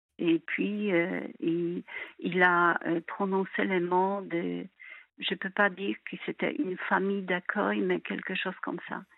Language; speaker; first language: French; non-native, fluent; Polish